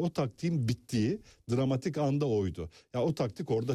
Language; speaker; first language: Turkish; native; Turkish